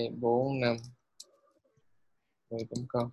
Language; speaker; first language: English; non-native, learner; Vietnamese